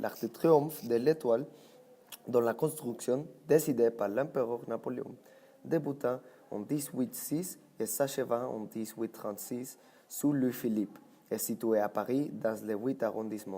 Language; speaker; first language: French; non-native, learner; Spanish